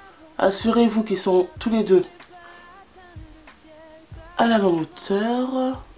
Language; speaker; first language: French; native; French